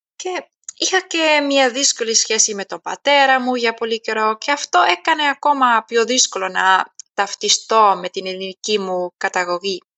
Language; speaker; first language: Greek; non-native, fluent; German